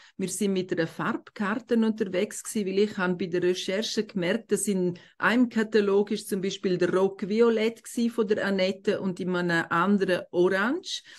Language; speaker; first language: German; non-native, local second language; Romansh